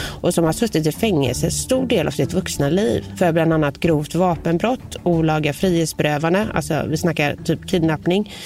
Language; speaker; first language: Swedish; native; Swedish